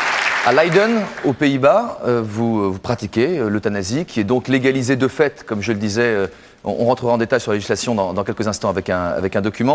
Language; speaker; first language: French; native; French